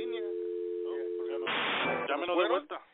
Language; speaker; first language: Spanish; early bilingual, heritage; Spanish